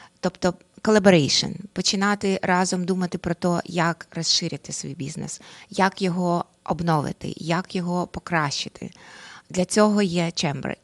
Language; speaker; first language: Ukrainian; non-native, local second language; Russian